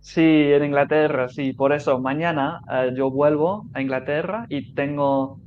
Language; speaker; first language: Spanish; non-native, fluent; English